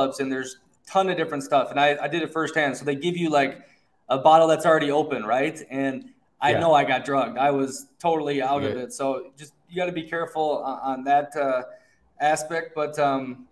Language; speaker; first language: English; native; English